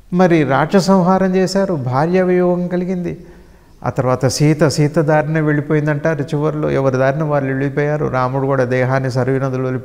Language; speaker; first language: Telugu; native; Telugu